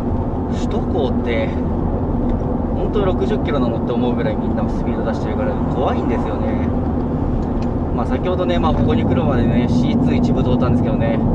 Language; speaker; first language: Japanese; native; Japanese